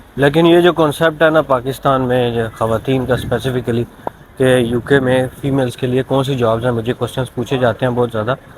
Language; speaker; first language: Urdu; non-native, local second language; Punjabi